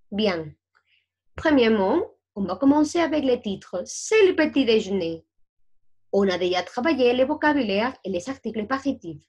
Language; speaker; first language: French; non-native, fluent; Spanish